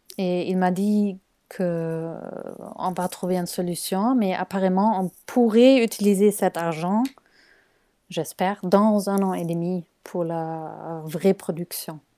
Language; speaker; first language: French; non-native, fluent; German